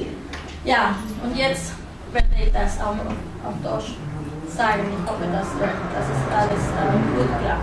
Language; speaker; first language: German; non-native, fluent; Spanish